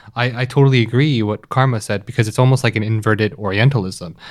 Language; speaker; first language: English; native; English